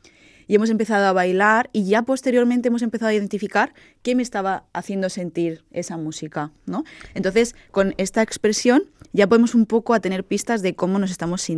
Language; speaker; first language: Spanish; native; Spanish